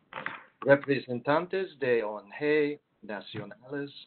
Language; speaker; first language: Spanish; non-native, learner; English